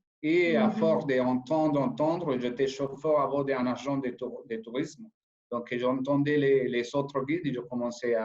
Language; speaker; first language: French; non-native, fluent; Spanish